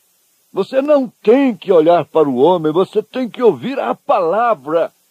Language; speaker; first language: Portuguese; native; Portuguese